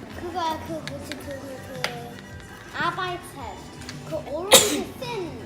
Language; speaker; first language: Korean; early bilingual, heritage; Korean